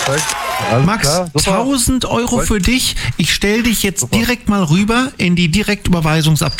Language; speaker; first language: German; native; German